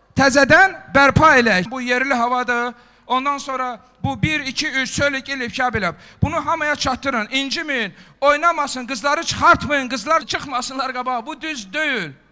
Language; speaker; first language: Azerbaijani; non-native, local second language; Avaric